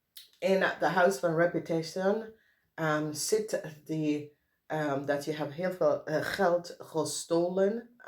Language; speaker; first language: Dutch; non-native, fluent; English